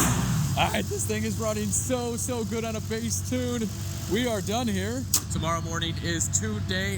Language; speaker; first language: English; native; English